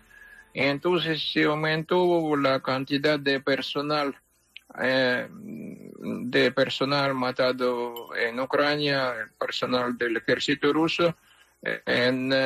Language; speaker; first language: Spanish; non-native, fluent; Ukrainian